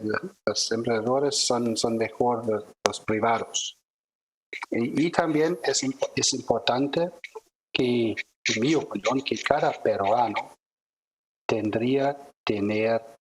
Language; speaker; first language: Spanish; non-native, fluent; German